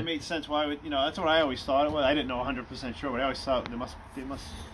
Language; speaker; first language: English; native; English